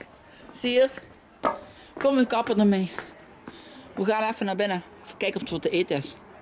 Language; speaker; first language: Dutch; native; Dutch